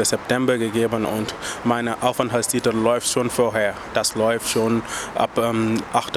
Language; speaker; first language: German; non-native, fluent; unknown